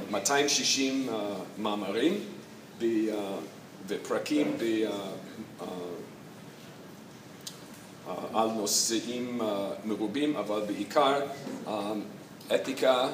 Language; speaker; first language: Hebrew; non-native, fluent; English